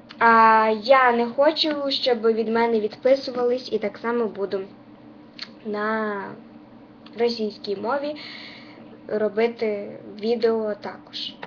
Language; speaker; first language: Ukrainian; non-native, local second language; Russian